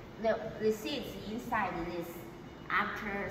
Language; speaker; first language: English; non-native, learner; Chinese